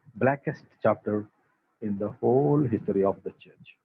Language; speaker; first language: English; non-native, local second language; Telugu